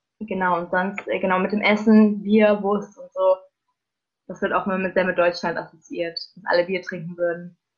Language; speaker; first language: German; native; German